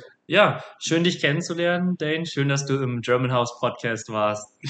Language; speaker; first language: German; native; German